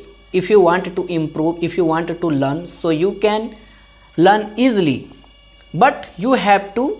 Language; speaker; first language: English; non-native, learner; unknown